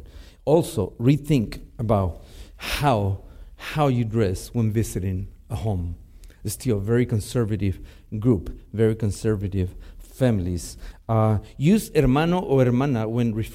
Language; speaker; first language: English; non-native, fluent; Spanish